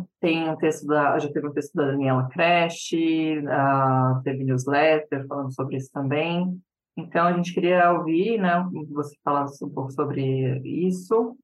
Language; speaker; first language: Portuguese; native; Portuguese